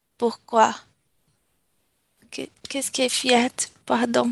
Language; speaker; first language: French; non-native, learner; Portuguese